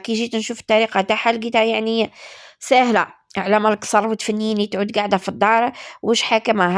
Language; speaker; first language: Arabic; native; Arabic